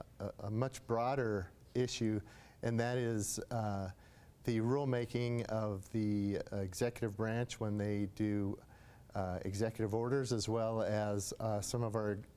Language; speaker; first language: English; native; English